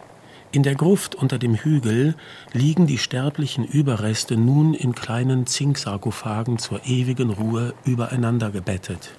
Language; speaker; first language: German; native; German